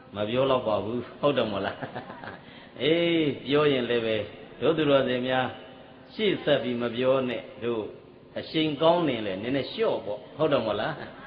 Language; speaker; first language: Burmese; native; Burmese